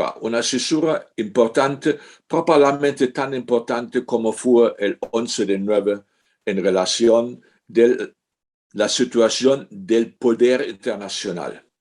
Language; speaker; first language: Spanish; non-native, fluent; German